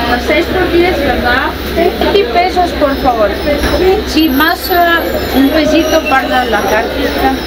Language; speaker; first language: Spanish; non-native, fluent; Italian